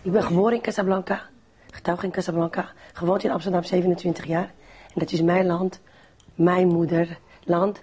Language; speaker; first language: Dutch; non-native, fluent; Arabic